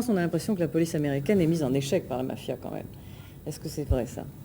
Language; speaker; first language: French; native; French